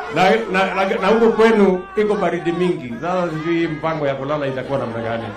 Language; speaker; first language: Swahili; non-native, local second language; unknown